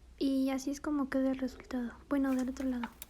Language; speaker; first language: Spanish; native; Spanish